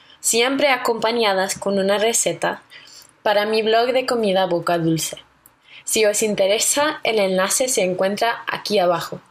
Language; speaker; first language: Spanish; non-native, learner; English